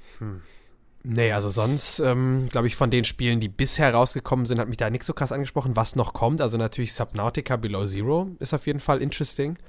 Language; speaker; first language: German; native; German